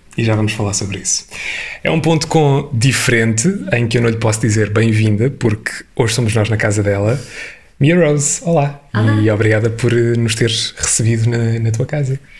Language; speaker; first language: Portuguese; native; Portuguese